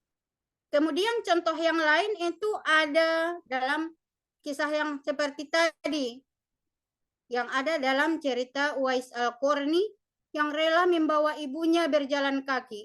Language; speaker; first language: Indonesian; native; Indonesian